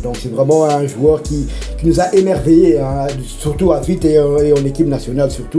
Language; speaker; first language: French; non-native, local second language; Lingala